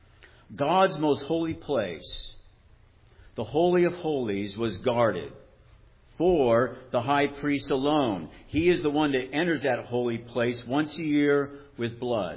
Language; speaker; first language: English; native; English